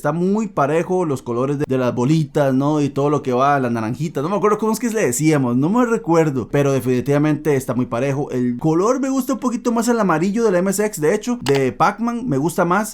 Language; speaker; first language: Spanish; native; Spanish